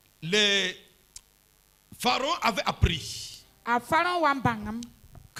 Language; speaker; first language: French; non-native, local second language; Mossi